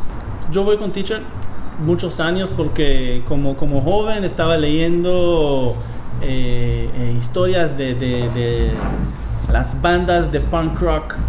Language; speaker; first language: Spanish; non-native, fluent; English